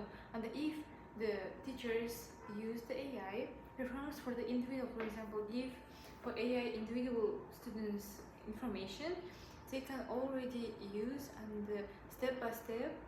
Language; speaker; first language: English; non-native, learner; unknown